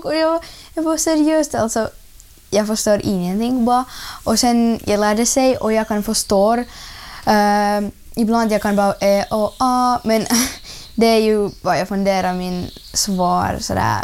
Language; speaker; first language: Swedish; non-native, learner; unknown